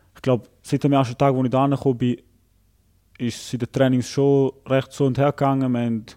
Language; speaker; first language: German; native; German